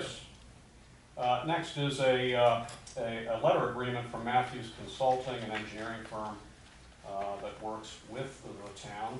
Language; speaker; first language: English; native; English